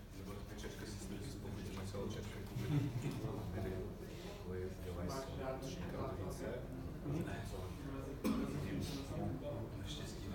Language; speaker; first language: Czech; non-native, learner; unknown